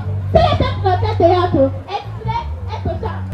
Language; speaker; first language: French; non-native, learner; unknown